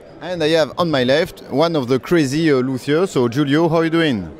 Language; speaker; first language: English; non-native, fluent; French